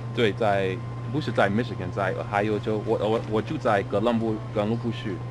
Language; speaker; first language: Chinese; non-native, fluent; English